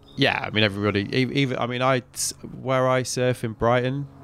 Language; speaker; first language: English; native; English